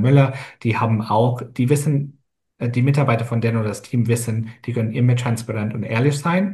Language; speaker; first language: German; non-native, fluent; English